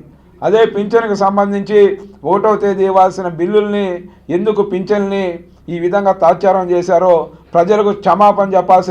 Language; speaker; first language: Telugu; native; Telugu